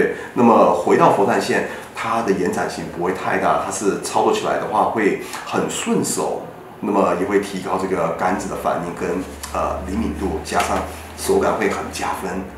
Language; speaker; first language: Chinese; native; Chinese